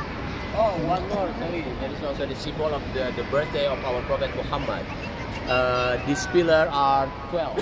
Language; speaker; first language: English; non-native, fluent; Indonesian